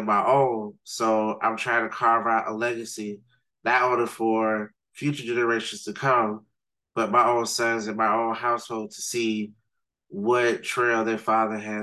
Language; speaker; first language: English; native; English